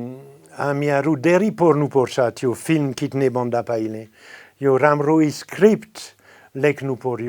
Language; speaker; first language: Nepali; non-native, fluent; French